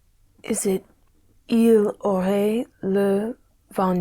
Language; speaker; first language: French; non-native, learner; English